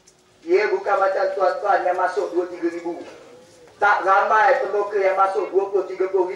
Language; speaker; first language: Malay; native; Malay